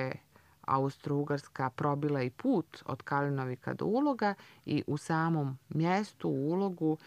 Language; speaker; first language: Croatian; native; Croatian